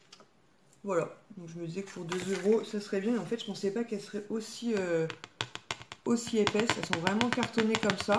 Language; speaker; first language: French; native; French